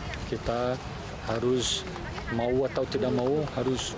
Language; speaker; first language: Indonesian; non-native, fluent; Portuguese